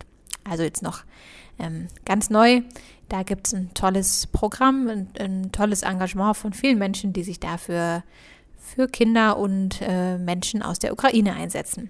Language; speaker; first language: German; native; German